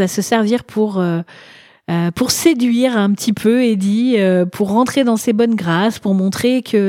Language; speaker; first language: French; native; French